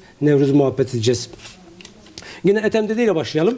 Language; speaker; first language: Turkish; native; Turkish